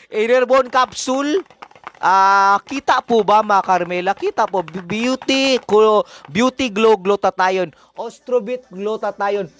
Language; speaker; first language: Cebuano; native; Cebuano